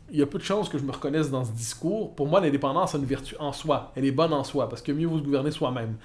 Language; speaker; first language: French; native; French